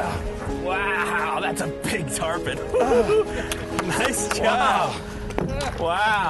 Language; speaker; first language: English; native; English